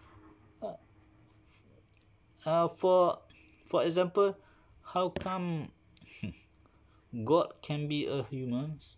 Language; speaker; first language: English; non-native, learner; Malay